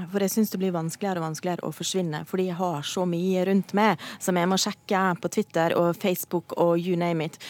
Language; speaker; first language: Norwegian; native; Norwegian